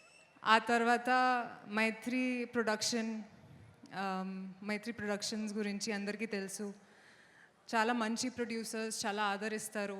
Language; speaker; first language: Telugu; non-native, local second language; Hindi